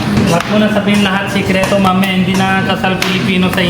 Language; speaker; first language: Filipino; non-native, learner; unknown